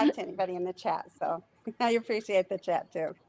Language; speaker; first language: English; native; English